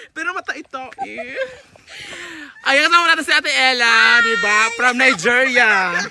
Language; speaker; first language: Filipino; non-native, local second language; Waray